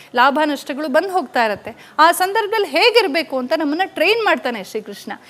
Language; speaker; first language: Kannada; native; Kannada